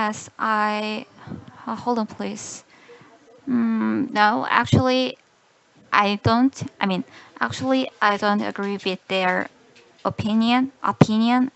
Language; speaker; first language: English; non-native, learner; Korean